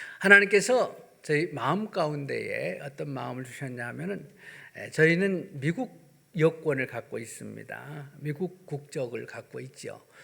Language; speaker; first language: Korean; native; Korean